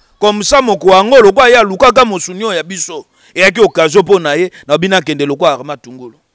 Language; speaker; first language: Lingala; native; Lingala